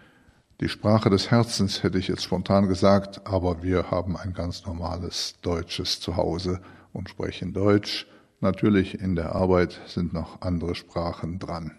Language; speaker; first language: German; early bilingual, other home language; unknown